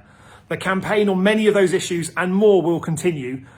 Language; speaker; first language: English; native; English